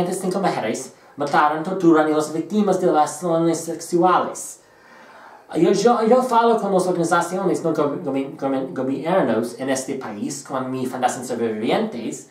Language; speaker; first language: Spanish; non-native, learner; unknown